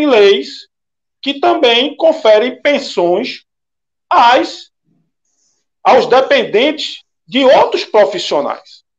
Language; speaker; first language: Portuguese; native; Portuguese